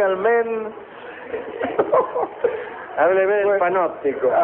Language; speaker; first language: Spanish; native; Spanish